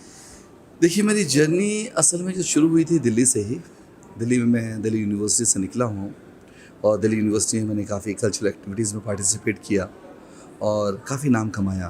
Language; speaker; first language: Hindi; native; Hindi